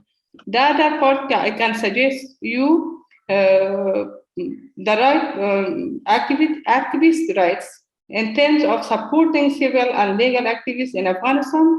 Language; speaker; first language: English; non-native, learner; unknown